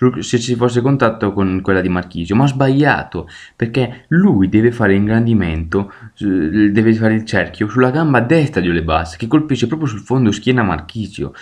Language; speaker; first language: Italian; native; Italian